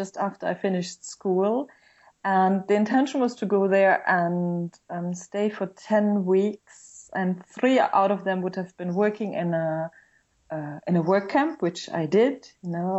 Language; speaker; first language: English; non-native, fluent; German